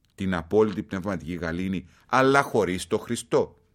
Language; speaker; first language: Greek; native; Greek